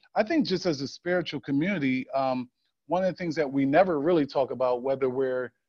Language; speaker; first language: English; native; English